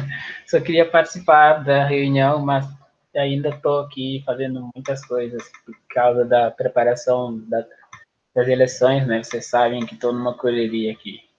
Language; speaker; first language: Portuguese; non-native, fluent; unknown